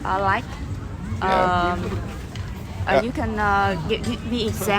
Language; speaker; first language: English; non-native, learner; Vietnamese